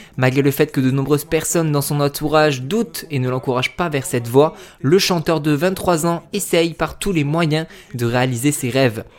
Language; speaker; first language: French; native; French